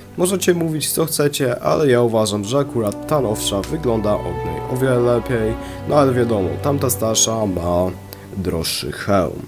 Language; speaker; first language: Polish; native; Polish